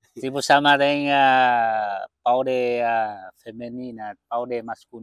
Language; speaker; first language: Portuguese; non-native, local second language; Vietnamese